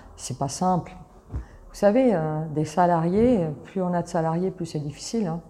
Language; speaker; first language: French; early bilingual, other home language; Italian